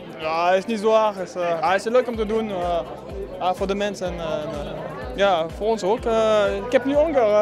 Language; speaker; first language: Dutch; non-native, learner; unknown